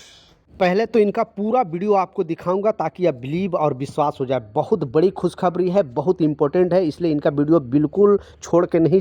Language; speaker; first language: Hindi; native; Hindi